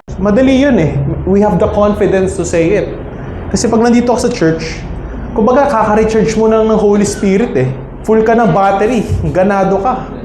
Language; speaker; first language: Filipino; native; Filipino